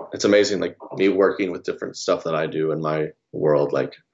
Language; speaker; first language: English; native; English